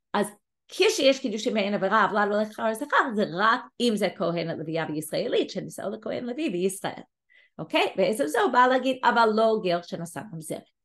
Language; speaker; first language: Hebrew; non-native, fluent; English